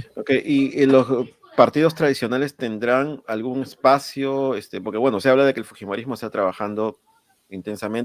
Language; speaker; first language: Spanish; native; Spanish